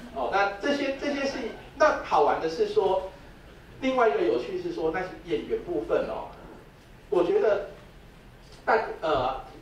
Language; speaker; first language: Chinese; native; Chinese